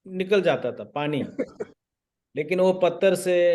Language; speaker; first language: Hindi; non-native, local second language; Marathi